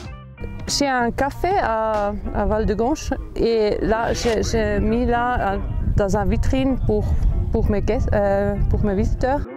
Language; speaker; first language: French; non-native, local second language; German